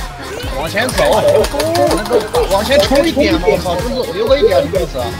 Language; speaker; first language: Chinese; native; Chinese